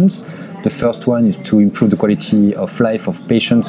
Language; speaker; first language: English; non-native, fluent; French